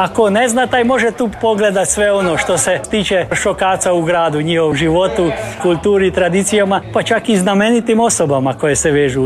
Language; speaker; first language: Serbian; native; Serbian